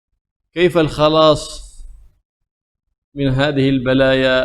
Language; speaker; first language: Arabic; native; Arabic